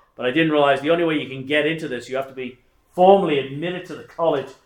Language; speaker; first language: English; native; English